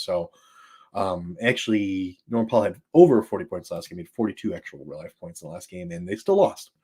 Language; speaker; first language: English; native; English